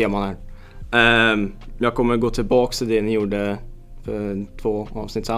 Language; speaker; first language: Swedish; early bilingual, other home language; Lithuanian